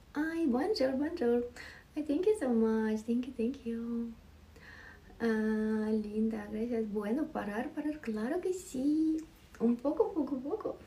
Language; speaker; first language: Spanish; non-native, learner; Russian